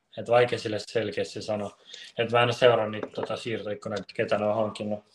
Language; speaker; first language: Finnish; early bilingual, other home language; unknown